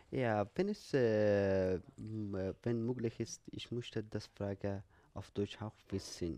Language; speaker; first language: German; non-native, fluent; Persian